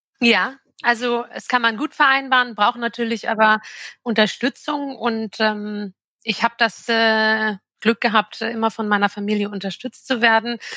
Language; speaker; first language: German; early bilingual, other home language; Turkish